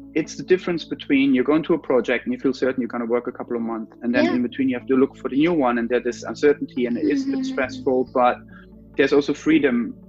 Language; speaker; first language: English; non-native, fluent; German